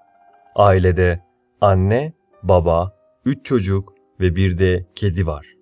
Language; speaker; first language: Turkish; non-native, fluent; Persian